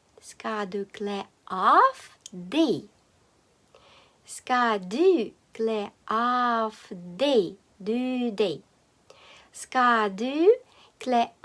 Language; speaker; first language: Swedish; non-native, learner; Ukrainian